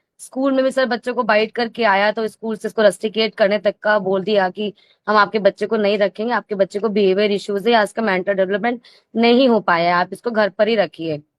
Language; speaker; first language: Hindi; native; Hindi